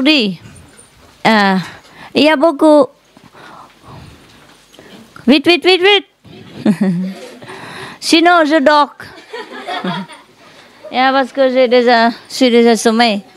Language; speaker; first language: French; non-native, learner; Vietnamese